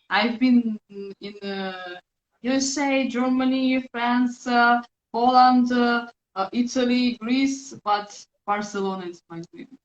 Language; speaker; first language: English; non-native, learner; Russian